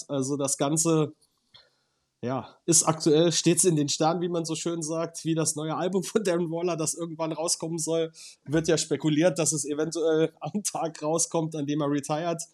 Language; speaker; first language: German; native; German